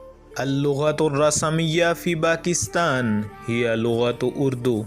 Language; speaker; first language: Arabic; non-native, learner; Urdu